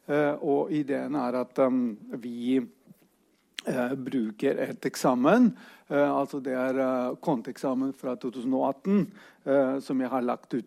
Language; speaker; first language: Norwegian; non-native, fluent; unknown